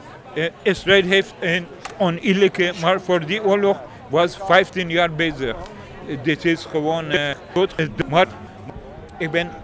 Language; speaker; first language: Dutch; non-native, learner; Persian